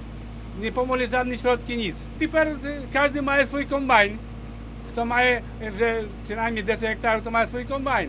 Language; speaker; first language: Polish; non-native, local second language; Ukrainian